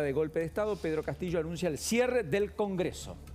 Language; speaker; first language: Spanish; native; Spanish